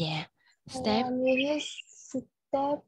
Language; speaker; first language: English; non-native, learner; Vietnamese